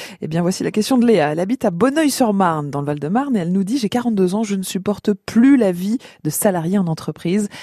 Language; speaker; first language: French; native; French